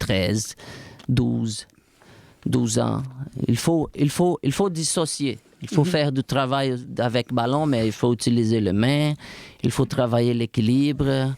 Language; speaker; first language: French; non-native, fluent; Portuguese